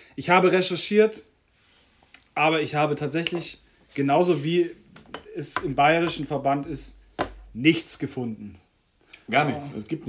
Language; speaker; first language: German; native; German